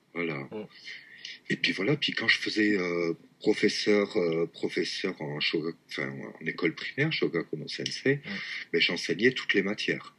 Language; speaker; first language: French; native; French